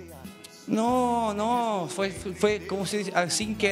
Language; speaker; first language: Portuguese; non-native, learner; Spanish